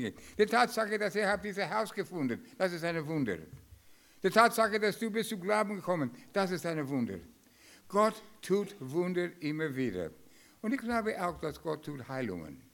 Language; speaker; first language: German; non-native, fluent; English